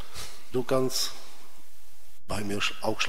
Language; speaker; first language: German; non-native, fluent; Czech